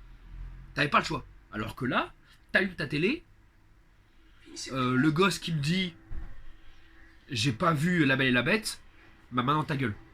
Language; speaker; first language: French; native; French